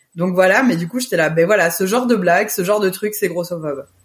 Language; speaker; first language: French; early bilingual, other home language; Portuguese